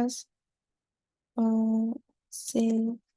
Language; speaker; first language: Spanish; non-native, learner; Korean